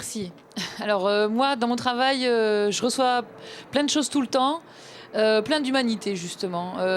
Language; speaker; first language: French; native; French